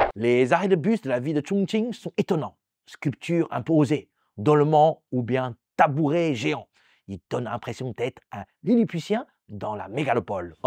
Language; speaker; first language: French; native; French